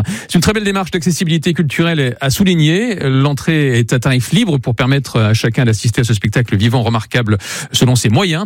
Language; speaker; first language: French; native; French